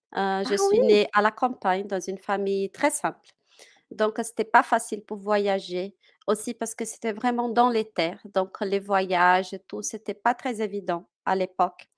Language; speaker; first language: French; non-native, fluent; Portuguese